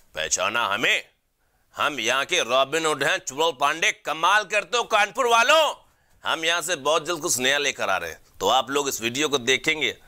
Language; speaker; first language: Hindi; native; Hindi